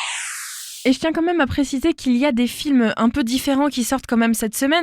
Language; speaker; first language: French; native; French